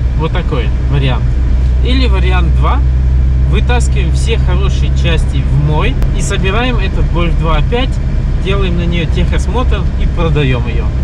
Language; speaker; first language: Russian; early bilingual, heritage; Russian